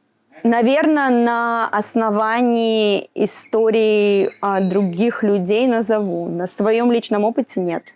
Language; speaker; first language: Russian; native; Russian